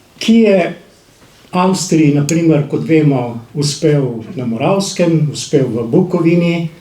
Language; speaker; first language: Slovenian; native; Slovenian